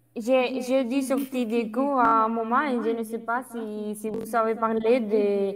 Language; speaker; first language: French; non-native, fluent; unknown